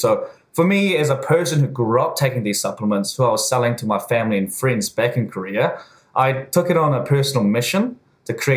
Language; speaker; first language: English; native; English